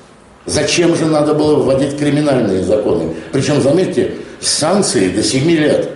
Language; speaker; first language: Russian; native; Russian